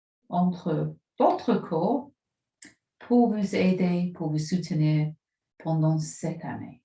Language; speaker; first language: French; non-native, fluent; English